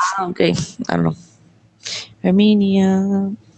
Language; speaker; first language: English; non-native, learner; Spanish